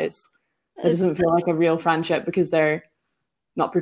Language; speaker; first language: English; native; English